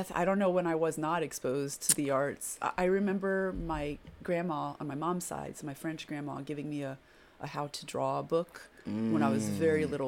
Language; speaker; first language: English; early bilingual, other home language; French